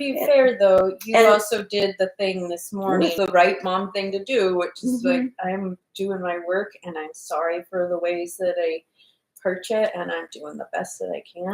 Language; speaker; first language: English; native; English